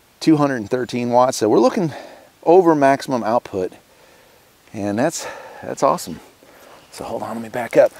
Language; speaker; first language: English; native; English